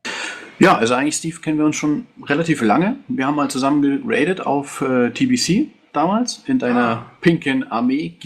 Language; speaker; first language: German; native; German